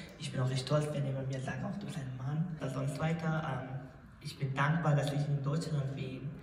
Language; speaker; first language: German; non-native, learner; Persian